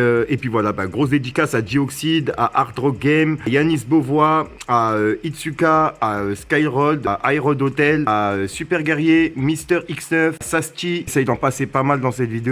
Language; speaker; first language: French; native; French